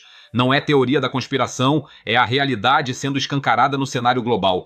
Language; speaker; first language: Portuguese; native; Portuguese